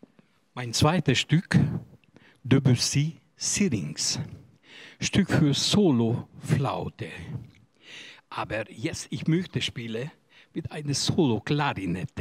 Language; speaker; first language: German; non-native, learner; Hungarian